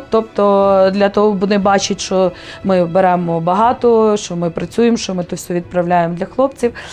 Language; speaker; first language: Ukrainian; native; Ukrainian